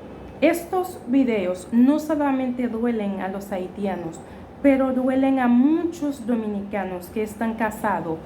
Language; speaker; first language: Spanish; non-native, fluent; Haitian Creole